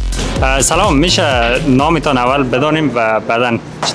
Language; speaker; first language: Persian; native; Persian